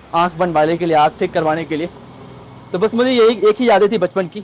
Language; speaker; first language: Hindi; native; Hindi